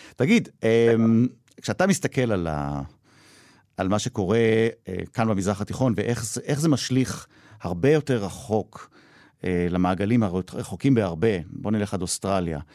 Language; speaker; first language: Hebrew; native; Hebrew